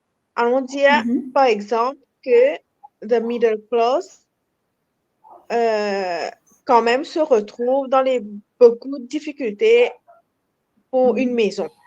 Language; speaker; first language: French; non-native, local second language; Morisyen